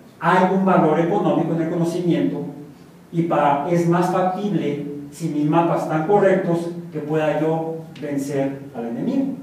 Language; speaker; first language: Spanish; native; Spanish